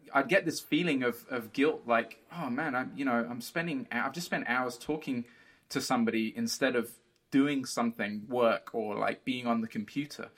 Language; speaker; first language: English; early bilingual, other home language; Portuguese